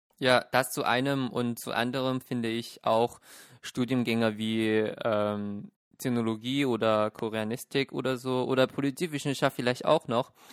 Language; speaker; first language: German; non-native, fluent; Chinese